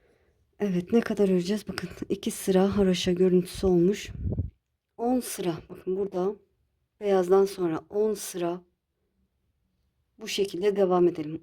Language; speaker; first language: Turkish; native; Turkish